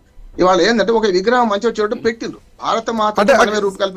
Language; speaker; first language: Telugu; native; Telugu